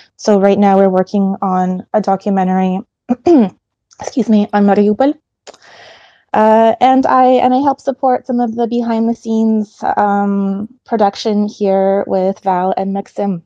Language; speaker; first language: English; early bilingual, other home language; Ukrainian